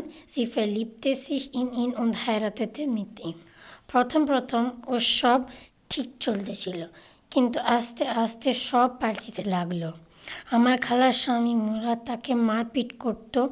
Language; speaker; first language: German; early bilingual, other home language; Bangla